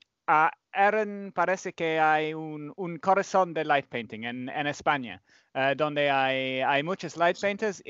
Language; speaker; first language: Spanish; non-native, fluent; English